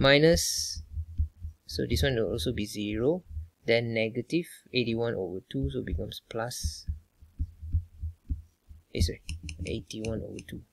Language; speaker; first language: English; non-native, local second language; Malay